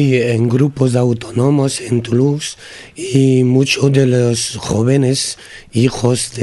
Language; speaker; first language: Spanish; non-native, learner; French